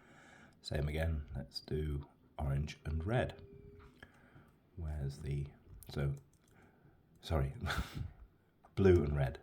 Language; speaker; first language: English; native; English